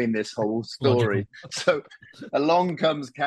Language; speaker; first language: English; native; English